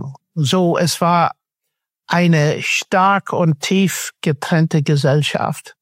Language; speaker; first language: German; non-native, fluent; English